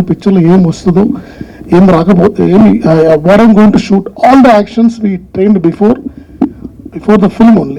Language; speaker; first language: Telugu; non-native, learner; Tamil